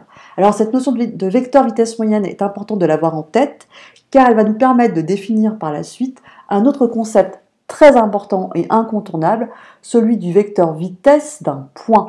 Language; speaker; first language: French; native; French